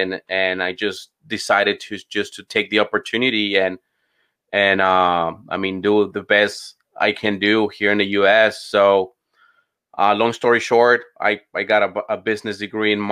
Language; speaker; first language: English; non-native, fluent; Spanish